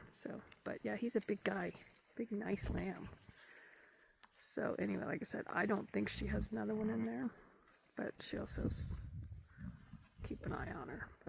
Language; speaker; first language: English; native; English